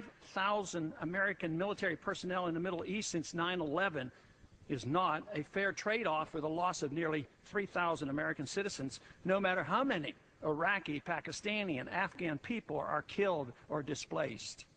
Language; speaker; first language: English; native; English